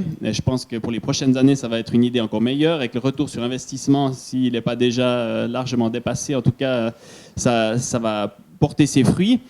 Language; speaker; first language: French; native; French